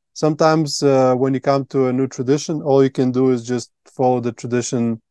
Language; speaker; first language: English; non-native, fluent; Latvian